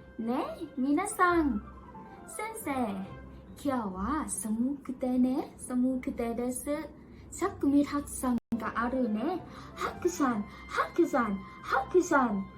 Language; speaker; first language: Japanese; non-native, learner; Thai